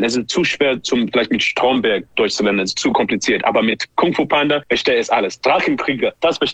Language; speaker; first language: German; non-native, learner; English